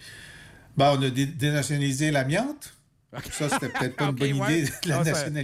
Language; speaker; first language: French; native; French